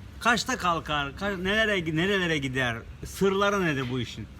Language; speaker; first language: Turkish; native; Turkish